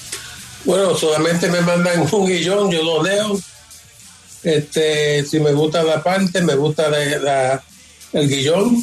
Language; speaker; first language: Spanish; early bilingual, heritage; Spanish